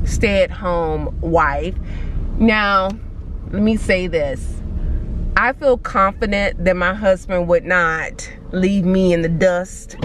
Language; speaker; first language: English; native; English